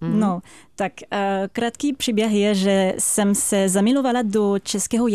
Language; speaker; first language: Czech; non-native, fluent; French